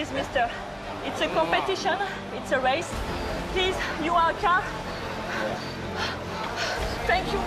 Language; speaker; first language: English; non-native, learner; French